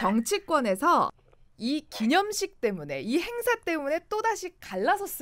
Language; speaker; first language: Korean; native; Korean